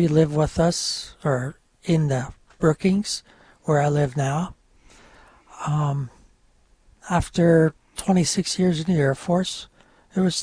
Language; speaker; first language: English; non-native, local second language; French